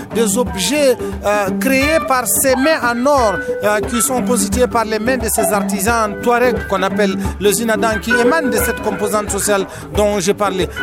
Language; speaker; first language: French; non-native, local second language; Tamasheq